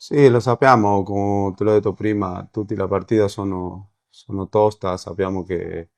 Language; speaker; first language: Italian; non-native, learner; Spanish